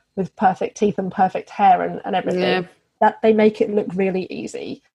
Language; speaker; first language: English; native; English